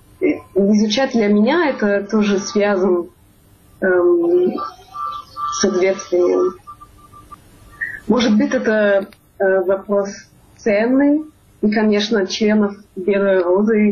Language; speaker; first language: Russian; non-native, fluent; German